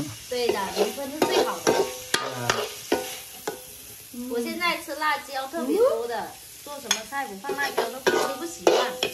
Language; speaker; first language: Chinese; non-native, fluent; Vietnamese